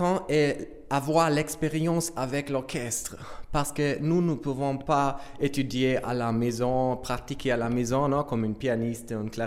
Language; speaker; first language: French; non-native, learner; German